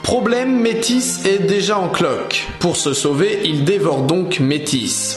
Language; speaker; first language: French; native; French